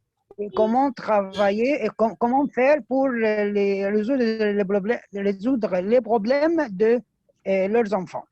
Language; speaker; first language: French; non-native, fluent; Arabic